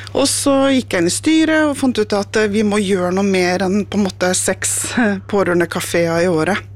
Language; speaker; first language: Norwegian; native; Norwegian